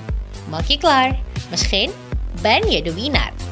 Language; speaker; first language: Dutch; non-native, fluent; Indonesian